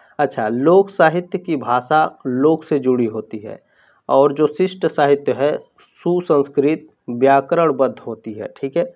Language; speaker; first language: Hindi; native; Hindi